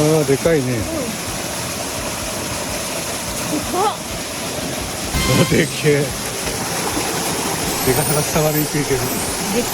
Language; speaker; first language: Japanese; non-native, learner; Filipino